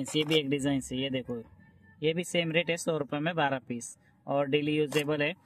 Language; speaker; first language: Hindi; non-native, local second language; Marathi